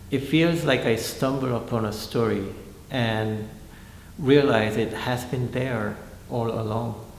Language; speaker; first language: English; non-native, fluent; Korean